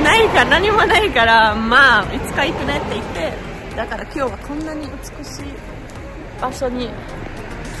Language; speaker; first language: Japanese; non-native, fluent; Hungarian